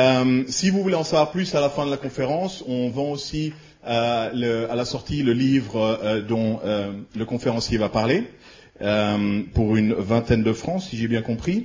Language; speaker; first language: French; native; French